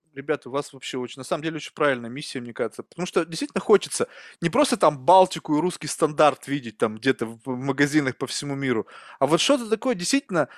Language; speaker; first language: Russian; native; Russian